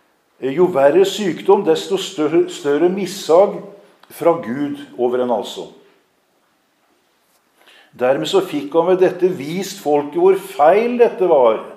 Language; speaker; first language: Norwegian; native; Norwegian